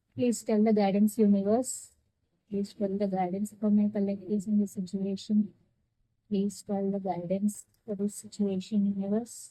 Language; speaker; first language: English; non-native, local second language; Telugu